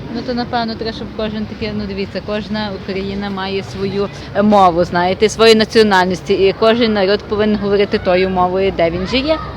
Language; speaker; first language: Ukrainian; native; Ukrainian